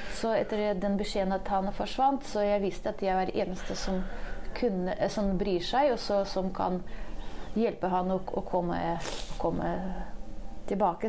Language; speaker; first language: Norwegian; non-native, fluent; Ukrainian